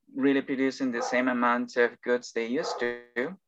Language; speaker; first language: English; non-native, fluent; Spanish